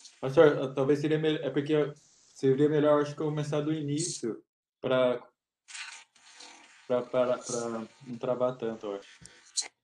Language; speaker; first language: Portuguese; native; Portuguese